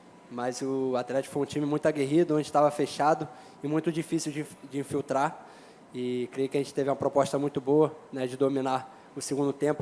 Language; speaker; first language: Portuguese; native; Portuguese